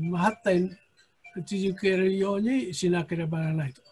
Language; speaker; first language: Japanese; non-native, fluent; Vietnamese